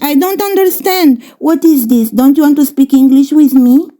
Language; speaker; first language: English; non-native, fluent; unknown